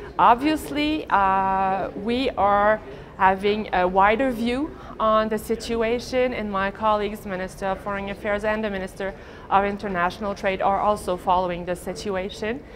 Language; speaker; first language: English; non-native, fluent; French